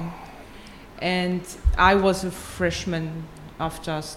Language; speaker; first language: English; non-native, fluent; German